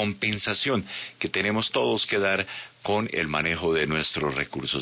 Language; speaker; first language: Spanish; native; Spanish